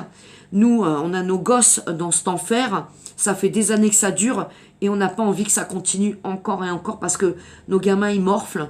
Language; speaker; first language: French; native; French